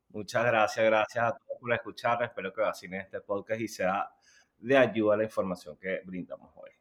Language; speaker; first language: Spanish; native; Spanish